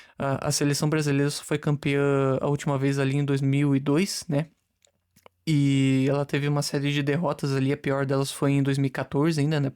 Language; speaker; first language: Portuguese; native; Portuguese